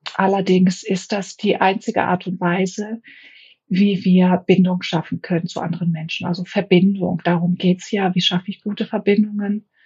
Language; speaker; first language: German; non-native, fluent; Greek